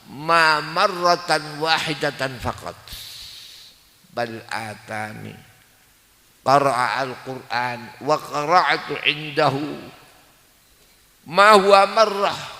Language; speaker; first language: Arabic; non-native, fluent; Javanese